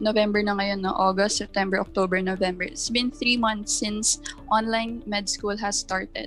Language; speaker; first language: English; non-native, local second language; Filipino